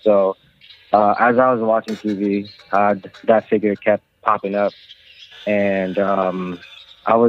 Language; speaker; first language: English; non-native, local second language; Filipino